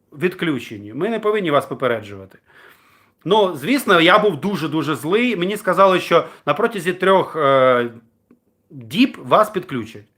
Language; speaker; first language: Ukrainian; non-native, local second language; Russian